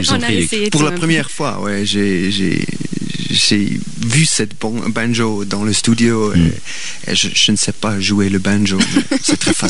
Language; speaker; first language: French; non-native, local second language; German